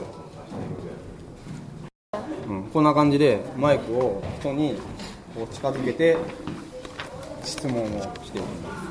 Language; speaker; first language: Japanese; native; Japanese